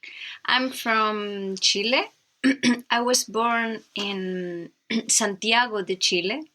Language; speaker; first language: English; non-native, learner; Spanish